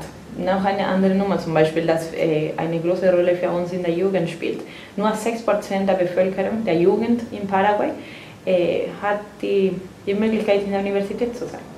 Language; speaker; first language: German; non-native, fluent; Spanish